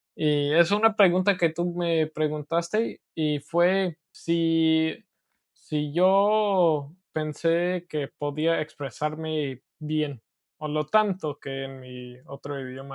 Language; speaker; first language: Spanish; non-native, learner; English